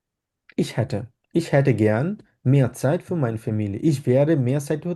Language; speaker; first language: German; non-native, fluent; Bangla